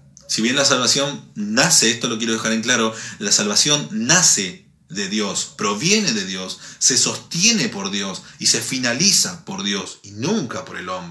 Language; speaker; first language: Spanish; native; Spanish